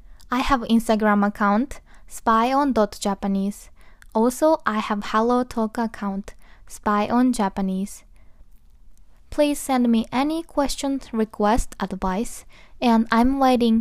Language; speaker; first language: English; non-native, learner; Japanese